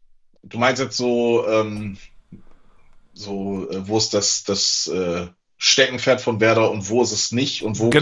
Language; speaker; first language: German; native; German